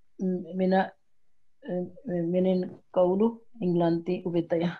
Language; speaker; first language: Finnish; non-native, learner; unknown